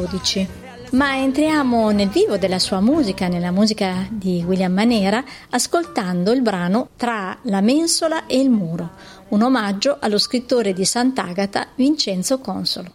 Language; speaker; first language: Italian; native; Italian